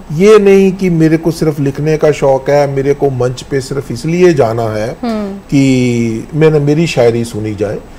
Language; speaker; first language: Hindi; native; Hindi